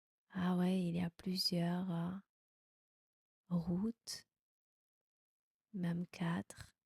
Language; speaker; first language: French; non-native, fluent; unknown